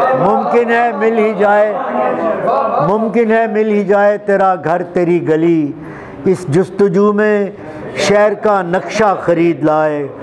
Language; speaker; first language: Urdu; non-native, local second language; Pahari-Potwari